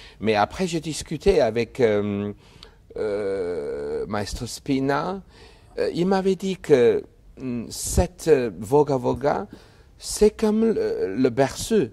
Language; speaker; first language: French; non-native, fluent; Chinese